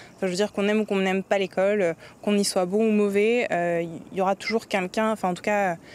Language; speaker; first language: French; native; French